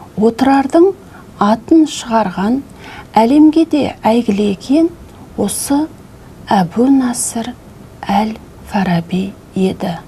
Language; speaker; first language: Kazakh; native; Kazakh